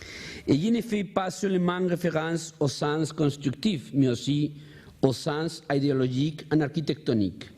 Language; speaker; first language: French; non-native, learner; Spanish